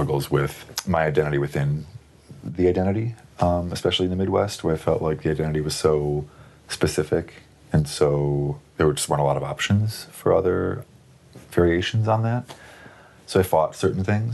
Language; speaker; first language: English; native; English